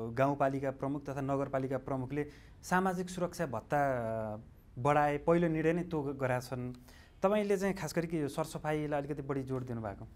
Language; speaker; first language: Nepali; native; Nepali